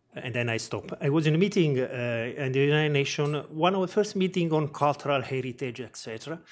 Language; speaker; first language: English; non-native, fluent; Italian